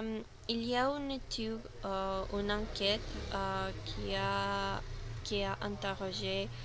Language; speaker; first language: French; non-native, learner; Spanish